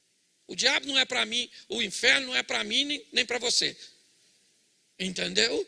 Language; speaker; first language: Portuguese; native; Portuguese